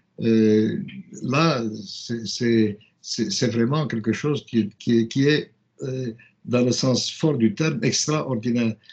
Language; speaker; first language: French; non-native, fluent; Romanian